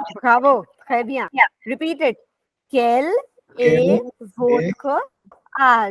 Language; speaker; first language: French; non-native, fluent; Hindi